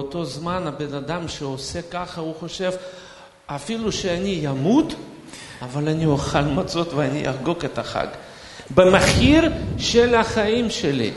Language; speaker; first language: Hebrew; non-native, fluent; Russian